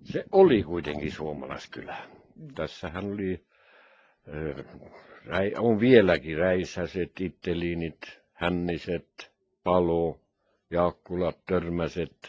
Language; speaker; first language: Finnish; non-native, local second language; Norwegian